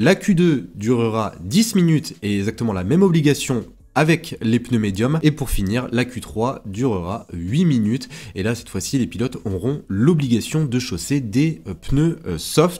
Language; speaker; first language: French; native; French